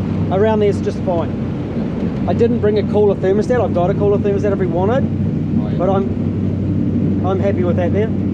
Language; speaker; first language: English; native; English